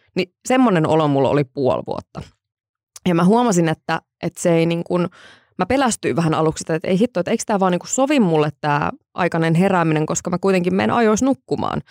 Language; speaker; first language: Finnish; native; Finnish